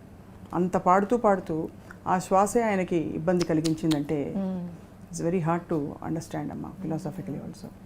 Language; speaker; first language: Telugu; native; Telugu